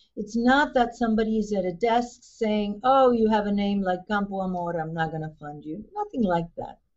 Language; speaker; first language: English; early bilingual, other home language; Spanish